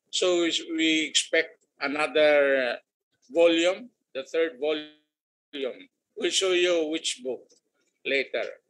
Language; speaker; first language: English; non-native, local second language; Filipino